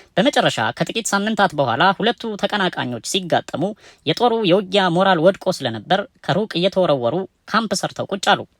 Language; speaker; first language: Amharic; native; Amharic